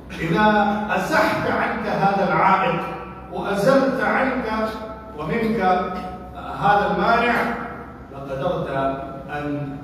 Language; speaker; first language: Arabic; non-native, fluent; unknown